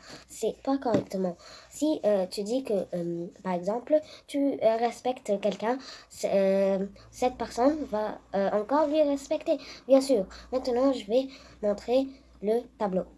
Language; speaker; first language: French; non-native, learner; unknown